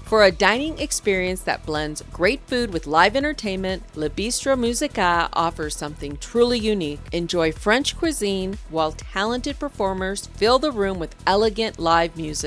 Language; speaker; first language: English; native; English